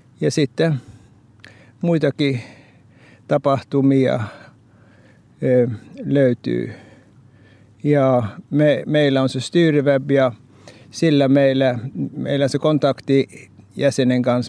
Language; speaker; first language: Finnish; non-native, fluent; Norwegian